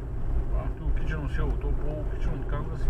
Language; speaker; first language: Bulgarian; native; Bulgarian